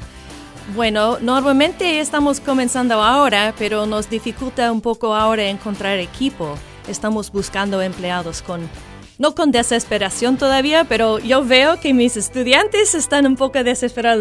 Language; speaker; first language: Spanish; non-native, fluent; English